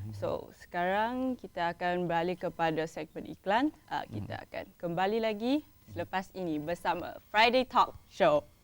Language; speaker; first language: Malay; non-native, local second language; Chinese